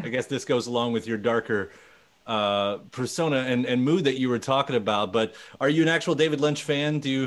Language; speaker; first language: English; native; English